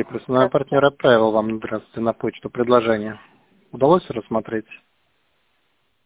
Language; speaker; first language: Russian; native; Russian